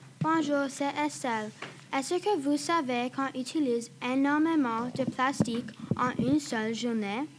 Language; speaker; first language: French; non-native, fluent; English